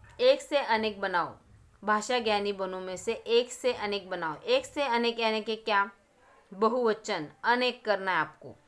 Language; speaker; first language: Hindi; non-native, local second language; Marathi